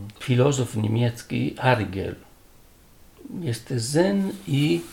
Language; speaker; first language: Polish; non-native, learner; Italian